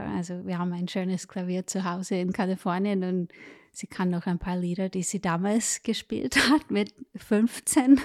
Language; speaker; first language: German; non-native, fluent; English